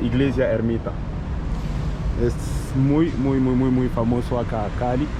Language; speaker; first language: Spanish; non-native, learner; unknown